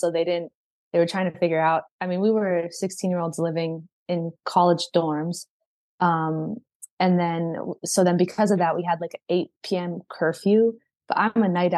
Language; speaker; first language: English; native; English